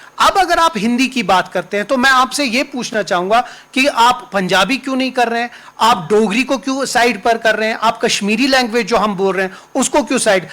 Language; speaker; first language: Urdu; non-native, local second language; Kashmiri